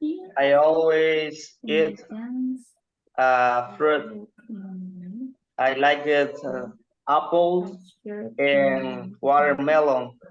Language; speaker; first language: English; non-native, learner; Spanish